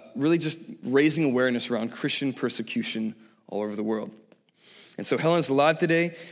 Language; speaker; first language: English; native; English